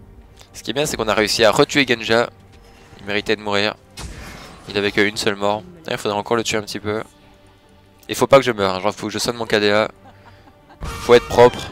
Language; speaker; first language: French; native; French